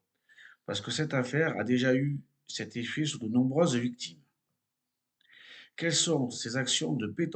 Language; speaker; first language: French; native; French